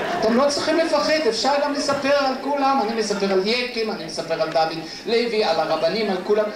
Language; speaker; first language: Hebrew; non-native, fluent; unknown